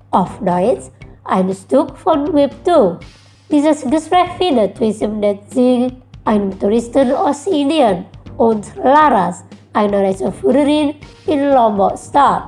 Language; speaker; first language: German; non-native, learner; Indonesian